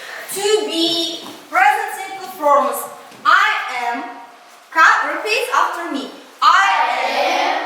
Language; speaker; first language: English; non-native, learner; Kazakh